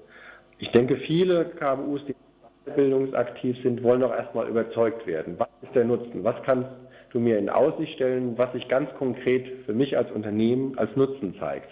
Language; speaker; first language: German; native; German